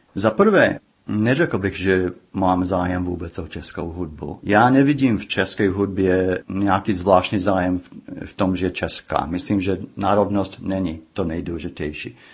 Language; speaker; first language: Czech; non-native, fluent; English